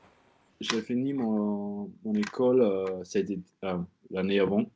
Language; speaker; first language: French; non-native, learner; German